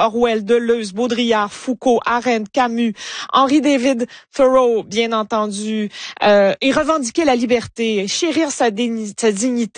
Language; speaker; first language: French; native; French